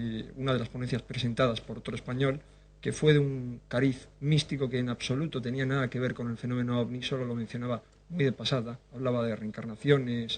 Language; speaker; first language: Spanish; native; Spanish